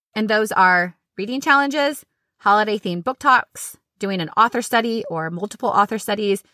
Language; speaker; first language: English; native; English